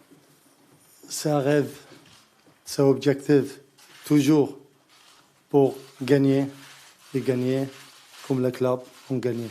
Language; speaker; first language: French; non-native, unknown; Arabic